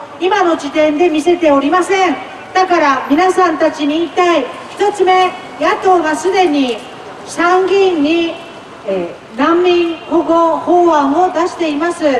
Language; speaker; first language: Japanese; native; Japanese